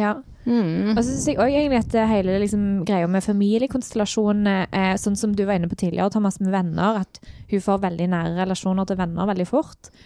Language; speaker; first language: Norwegian; native; Norwegian